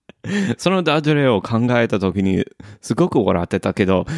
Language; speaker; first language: Japanese; non-native, learner; English